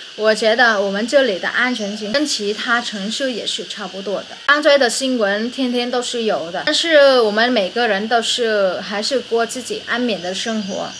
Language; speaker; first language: Chinese; non-native, fluent; Vietnamese